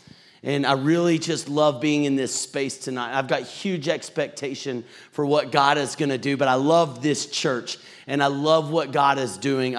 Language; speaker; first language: English; native; English